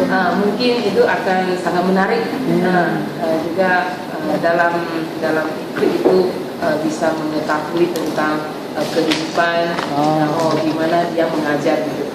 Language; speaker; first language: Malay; non-native, fluent; Chinese